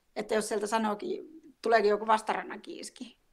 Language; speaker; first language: Finnish; native; Finnish